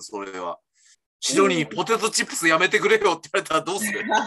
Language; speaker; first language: Japanese; native; Japanese